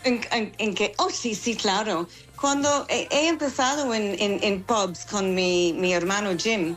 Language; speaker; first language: Spanish; non-native, fluent; English